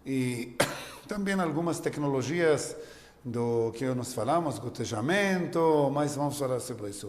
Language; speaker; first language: Portuguese; non-native, learner; Hebrew